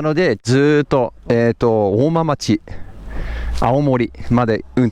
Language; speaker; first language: Japanese; non-native, learner; English